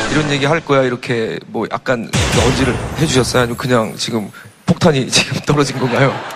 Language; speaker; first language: Korean; native; Korean